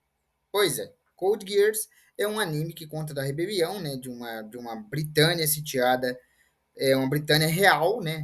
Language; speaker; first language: Portuguese; native; Portuguese